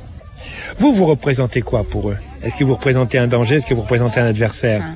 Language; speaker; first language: French; native; French